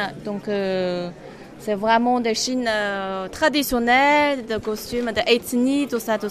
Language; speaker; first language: French; non-native, learner; Chinese